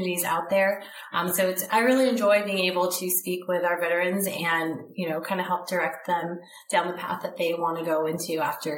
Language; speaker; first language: English; native; English